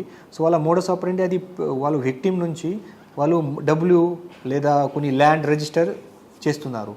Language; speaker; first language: Telugu; non-native, fluent; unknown